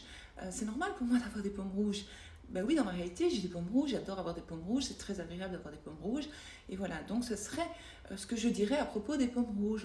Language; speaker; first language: French; native; French